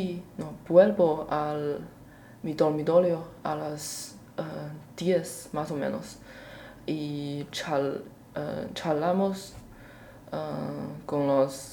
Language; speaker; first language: Spanish; non-native, learner; Chinese